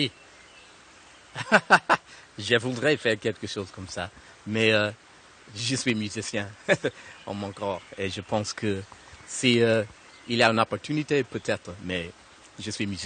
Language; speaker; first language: French; non-native, learner; English